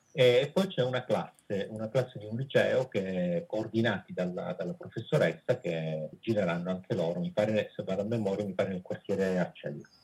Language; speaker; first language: Italian; native; Italian